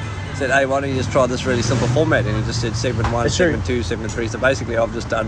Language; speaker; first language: English; native; English